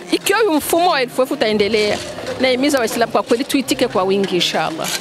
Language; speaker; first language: Swahili; non-native, local second language; Rundi